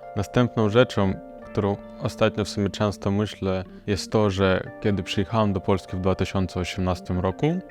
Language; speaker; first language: Polish; non-native, fluent; Russian